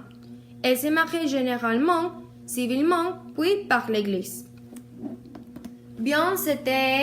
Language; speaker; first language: French; non-native, learner; Spanish